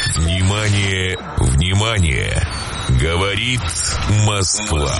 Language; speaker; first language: Russian; native; Russian